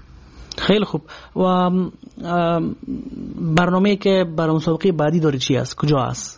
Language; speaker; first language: Persian; native; Persian